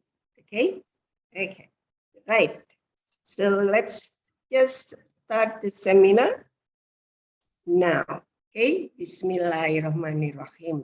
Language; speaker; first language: English; non-native, fluent; Indonesian